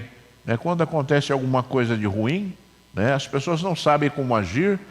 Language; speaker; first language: Portuguese; native; Portuguese